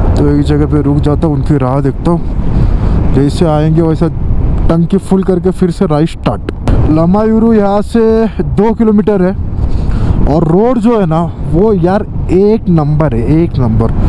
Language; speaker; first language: Hindi; non-native, local second language; Marathi